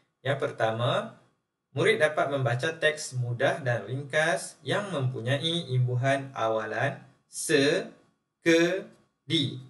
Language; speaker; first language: Malay; native; Malay